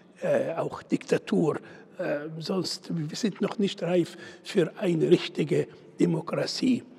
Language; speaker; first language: German; non-native, fluent; Arabic